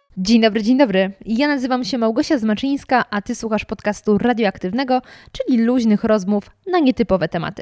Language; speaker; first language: Polish; native; Polish